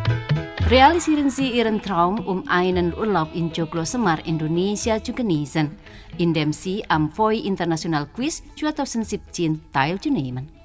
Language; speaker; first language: German; non-native, fluent; Indonesian